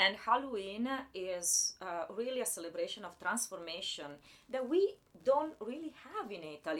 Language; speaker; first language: English; non-native, fluent; Italian